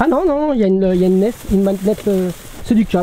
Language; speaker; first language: French; native; French